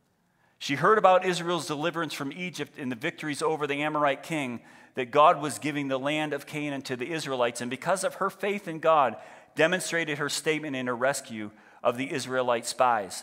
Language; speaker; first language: English; native; English